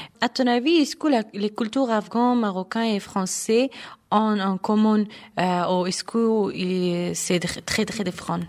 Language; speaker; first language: French; non-native, fluent; Persian